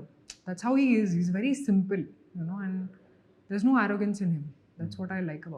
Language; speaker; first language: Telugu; non-native, fluent; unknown